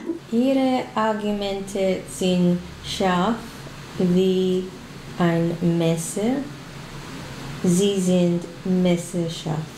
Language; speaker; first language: German; non-native, learner; English